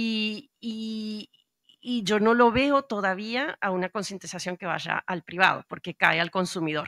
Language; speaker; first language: Spanish; native; Spanish